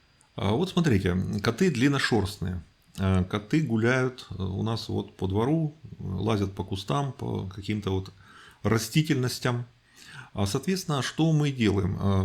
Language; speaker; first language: Russian; native; Russian